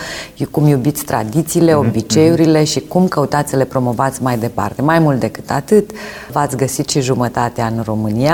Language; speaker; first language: Romanian; native; Romanian